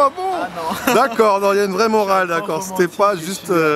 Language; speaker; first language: French; native; French